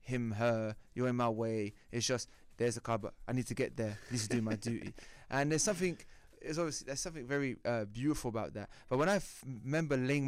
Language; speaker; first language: English; native; English